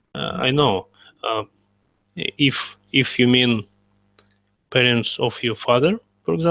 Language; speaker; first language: English; non-native, learner; Russian